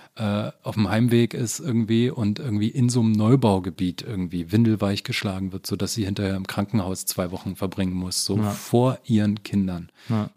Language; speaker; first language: German; native; German